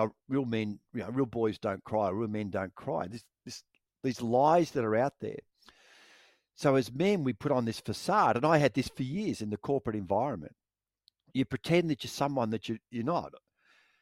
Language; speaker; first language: English; native; English